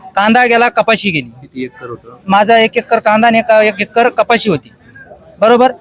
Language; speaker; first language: Marathi; native; Marathi